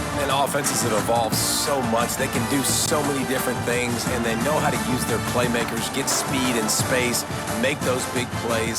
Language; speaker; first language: English; native; English